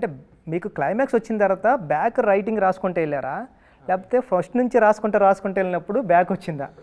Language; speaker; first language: Telugu; native; Telugu